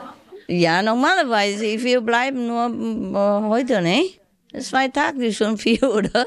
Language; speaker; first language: German; non-native, learner; Vietnamese